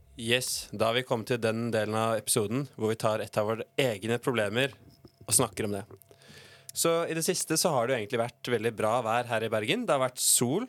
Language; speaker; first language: Norwegian; native; Norwegian